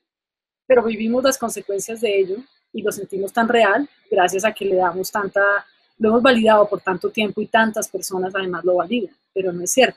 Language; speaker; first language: Spanish; native; Spanish